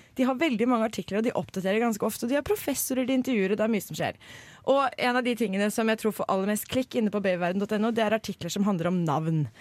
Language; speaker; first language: Norwegian; native; Norwegian